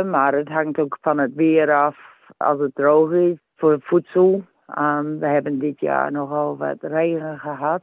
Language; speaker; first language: Dutch; early bilingual, heritage; Dutch